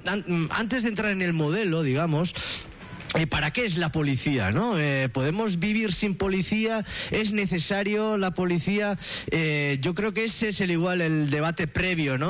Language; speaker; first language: Spanish; native; Spanish